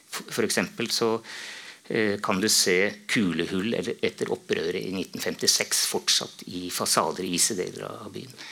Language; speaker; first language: Norwegian; native; Norwegian